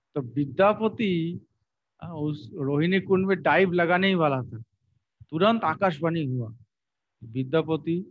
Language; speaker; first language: Hindi; non-native, local second language; Bangla